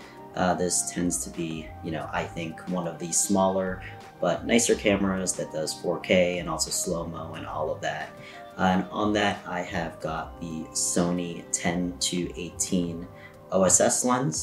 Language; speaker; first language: English; native; English